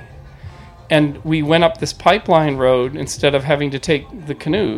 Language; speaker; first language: English; native; English